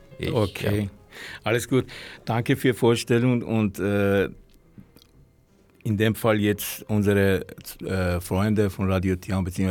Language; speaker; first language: German; non-native, learner; Persian